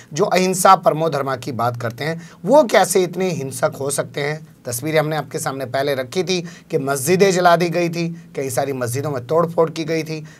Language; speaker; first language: Urdu; native; Urdu